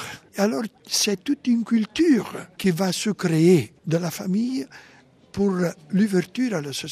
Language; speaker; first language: French; non-native, fluent; Italian